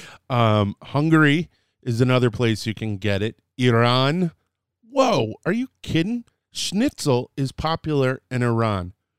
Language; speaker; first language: English; native; English